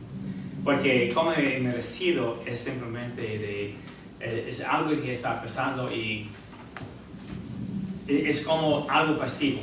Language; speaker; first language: Spanish; non-native, fluent; English